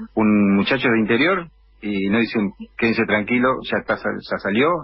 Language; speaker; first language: Spanish; native; Spanish